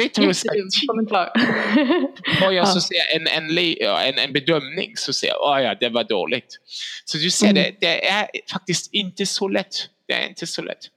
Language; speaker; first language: Swedish; non-native, fluent; German